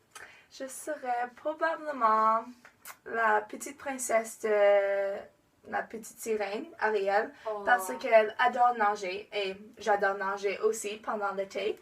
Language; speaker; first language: French; non-native, learner; English